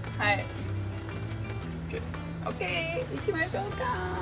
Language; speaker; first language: Japanese; non-native, learner; English